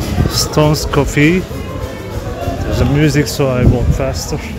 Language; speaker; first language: English; non-native, fluent; Turkish